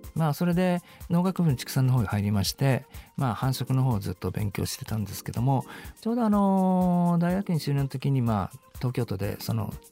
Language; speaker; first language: Japanese; native; Japanese